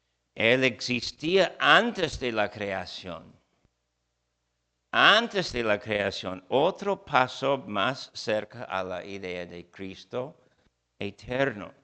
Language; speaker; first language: Spanish; non-native, fluent; English